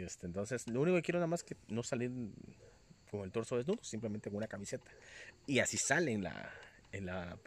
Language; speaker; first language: Spanish; native; Spanish